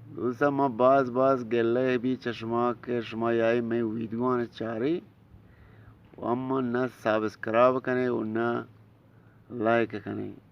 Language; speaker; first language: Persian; non-native, local second language; Baluchi